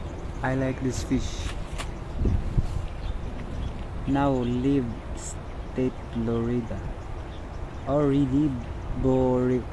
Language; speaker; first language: English; non-native, learner; Filipino